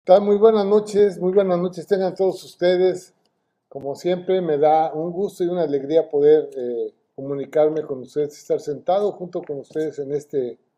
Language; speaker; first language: Spanish; native; Spanish